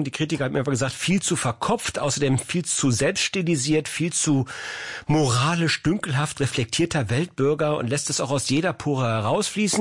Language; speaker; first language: German; native; German